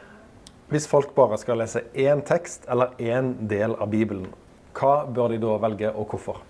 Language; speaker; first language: Norwegian; native; Norwegian